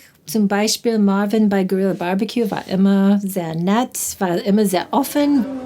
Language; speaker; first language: German; non-native, fluent; English